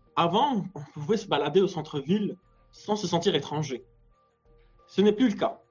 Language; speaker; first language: French; non-native, local second language; Arabic